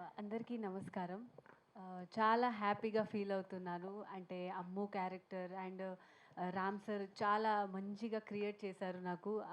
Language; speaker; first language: Telugu; non-native, learner; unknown